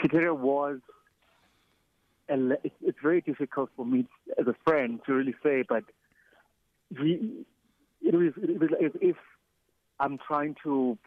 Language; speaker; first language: English; non-native, local second language; Xhosa